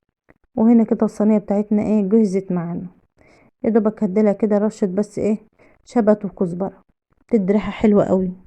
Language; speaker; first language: Arabic; native; Arabic